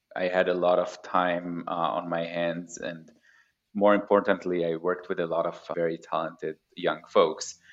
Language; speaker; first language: English; non-native, fluent; Hebrew